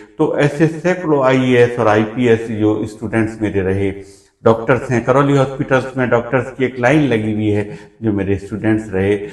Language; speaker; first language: Hindi; native; Hindi